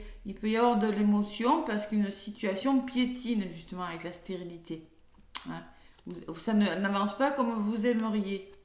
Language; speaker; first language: French; native; French